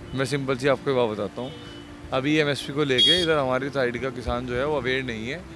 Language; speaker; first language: Hindi; native; Hindi